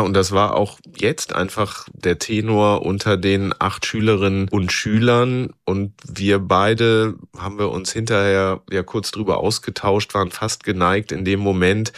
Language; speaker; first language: German; native; German